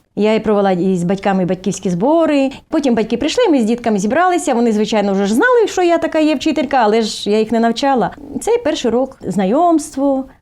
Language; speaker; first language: Ukrainian; native; Ukrainian